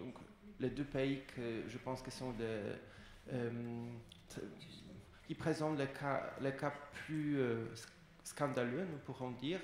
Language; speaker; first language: French; non-native, fluent; Polish